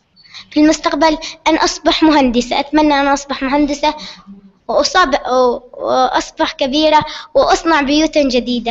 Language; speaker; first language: Arabic; native; Arabic